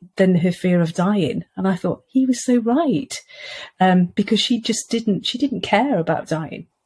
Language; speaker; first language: English; native; English